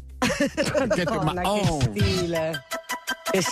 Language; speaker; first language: Italian; native; Italian